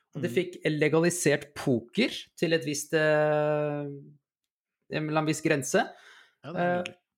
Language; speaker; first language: Norwegian; native; Norwegian